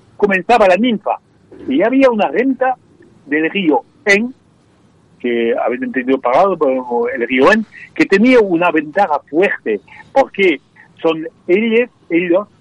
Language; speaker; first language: Spanish; non-native, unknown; French